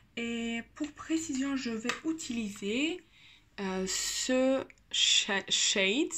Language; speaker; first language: French; non-native, learner; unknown